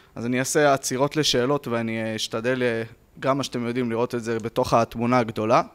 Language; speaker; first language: Hebrew; native; Hebrew